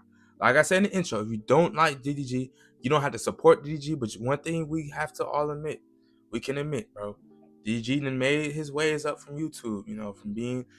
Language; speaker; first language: English; native; English